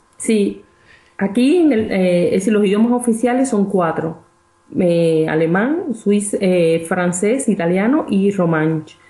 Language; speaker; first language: Spanish; native; Spanish